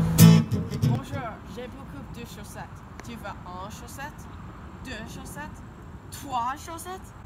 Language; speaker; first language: French; non-native, learner; English